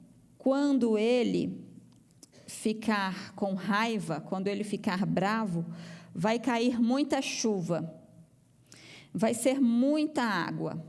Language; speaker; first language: Portuguese; non-native, local second language; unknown